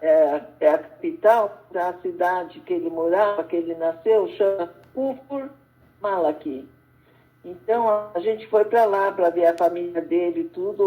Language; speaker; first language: Portuguese; early bilingual, other home language; Arabic